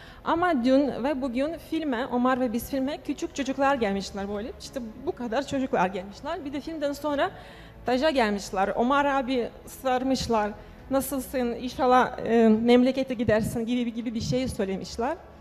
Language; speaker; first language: Turkish; non-native, learner; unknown